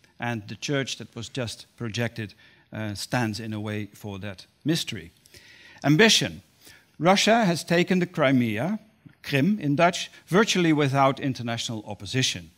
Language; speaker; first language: English; non-native, fluent; Dutch